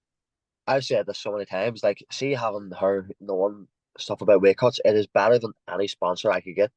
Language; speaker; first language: English; native; English